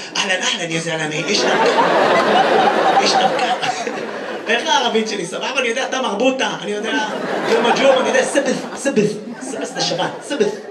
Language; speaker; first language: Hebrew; native; Hebrew